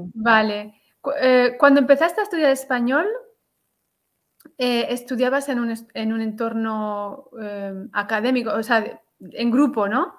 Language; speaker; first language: Spanish; native; Spanish